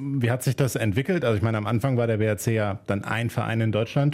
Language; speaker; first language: German; native; German